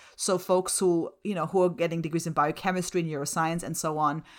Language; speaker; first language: English; non-native, fluent; German